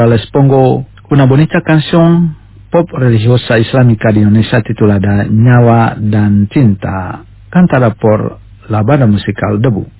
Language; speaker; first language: Spanish; non-native, fluent; Indonesian